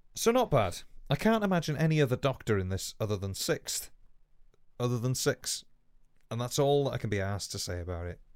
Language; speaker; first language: English; non-native, local second language; Welsh